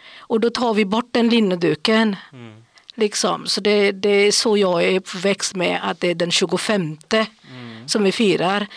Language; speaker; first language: Swedish; non-native, fluent; English